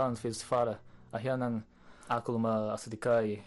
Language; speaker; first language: Arabic; non-native, learner; Japanese